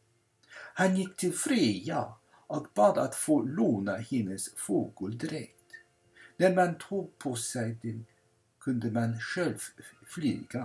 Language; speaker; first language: Swedish; non-native, fluent; English